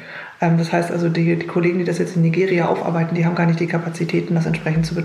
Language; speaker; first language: German; native; German